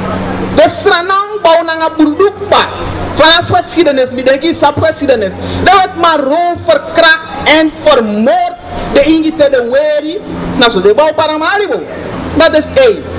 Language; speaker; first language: Dutch; non-native, local second language; Sranan Tongo